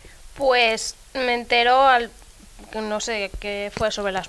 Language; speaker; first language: Spanish; native; Spanish